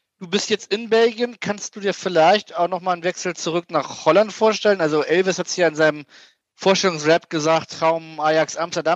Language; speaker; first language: German; native; German